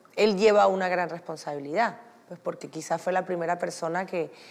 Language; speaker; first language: Spanish; native; Spanish